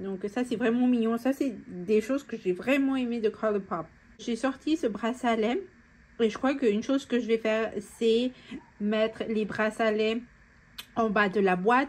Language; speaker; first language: French; non-native, fluent; Spanish